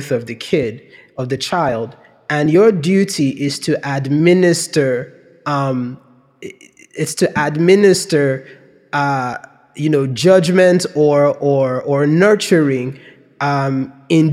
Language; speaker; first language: English; non-native, local second language; Yoruba